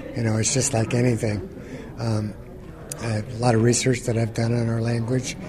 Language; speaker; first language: English; early bilingual, other home language; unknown